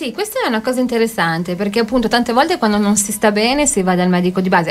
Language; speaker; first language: Italian; native; Italian